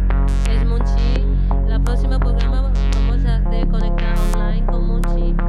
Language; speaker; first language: Spanish; non-native, learner; Chinese